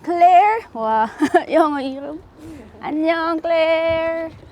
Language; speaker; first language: Korean; non-native, learner; Filipino